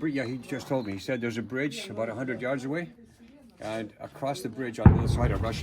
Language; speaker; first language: English; native; English